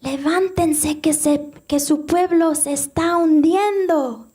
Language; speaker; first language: Spanish; early bilingual, heritage; Spanish